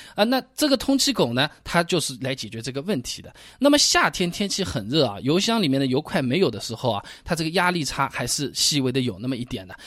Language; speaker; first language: Chinese; native; Chinese